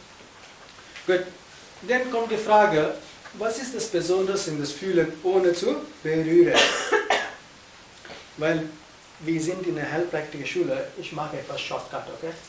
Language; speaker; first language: German; non-native, fluent; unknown